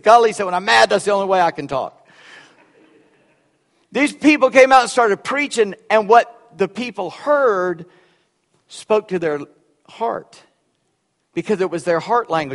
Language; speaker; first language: English; early bilingual, other home language; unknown